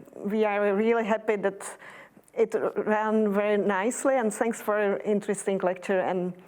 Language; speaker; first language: English; non-native, fluent; Czech